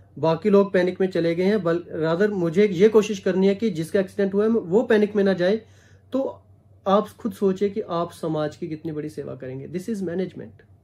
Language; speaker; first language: Hindi; non-native, local second language; Punjabi